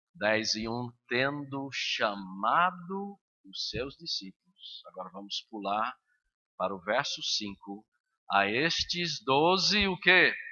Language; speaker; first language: Portuguese; early bilingual, other home language; English